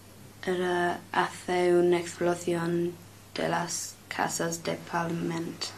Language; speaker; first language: Spanish; non-native, learner; English